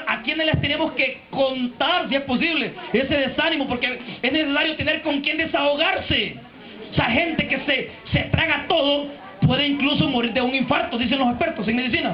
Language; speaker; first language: Spanish; native; Spanish